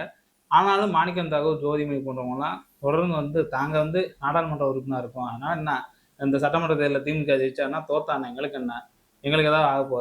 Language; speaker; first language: Tamil; native; Tamil